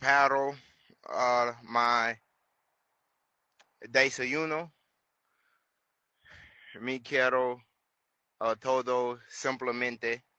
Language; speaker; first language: Spanish; non-native, learner; English